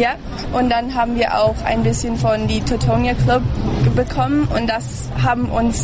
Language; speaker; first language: German; early bilingual, heritage; German